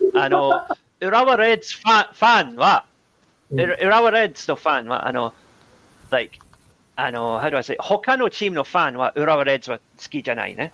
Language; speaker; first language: Japanese; non-native, learner; English